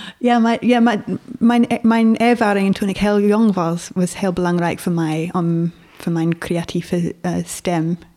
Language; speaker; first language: Dutch; non-native, fluent; English